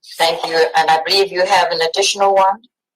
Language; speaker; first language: English; native; English